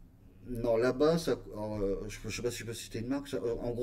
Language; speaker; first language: French; native; French